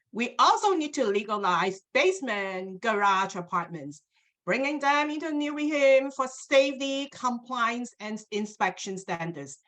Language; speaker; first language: English; non-native, local second language; Cantonese